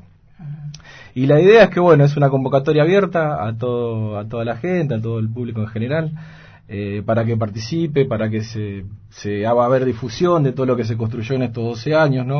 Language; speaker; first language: Spanish; native; Spanish